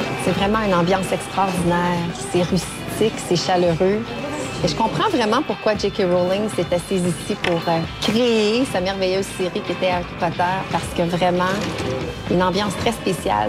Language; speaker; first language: French; native; French